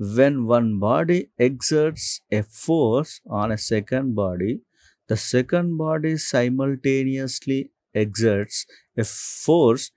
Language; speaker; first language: English; non-native, local second language; Telugu